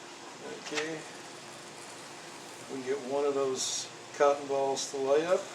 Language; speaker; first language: English; native; English